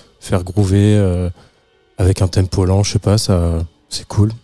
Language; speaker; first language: French; native; French